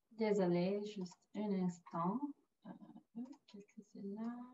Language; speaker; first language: French; non-native, local second language; English